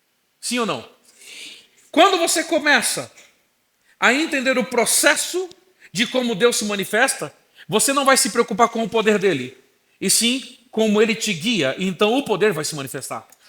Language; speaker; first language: Portuguese; native; Portuguese